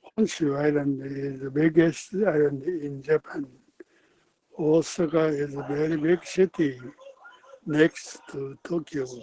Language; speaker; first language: English; non-native, learner; Japanese